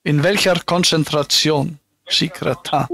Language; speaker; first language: German; native; German